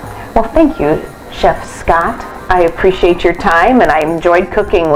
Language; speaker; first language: English; native; English